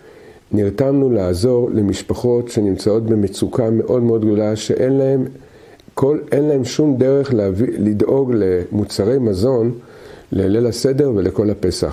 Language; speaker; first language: Hebrew; native; Hebrew